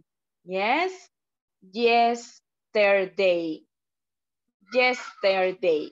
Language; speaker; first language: English; non-native, learner; Spanish